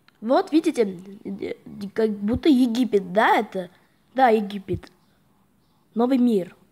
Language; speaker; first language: Russian; non-native, fluent; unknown